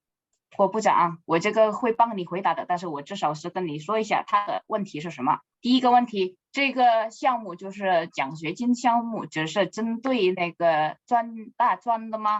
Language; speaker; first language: Chinese; non-native, fluent; Indonesian